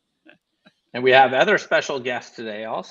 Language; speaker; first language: English; native; English